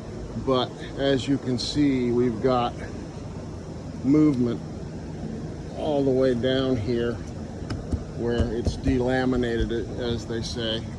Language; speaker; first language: English; native; English